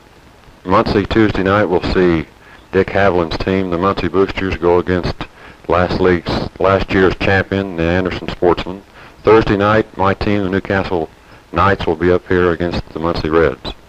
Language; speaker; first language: English; native; English